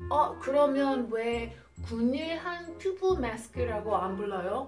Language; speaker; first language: Korean; non-native, fluent; English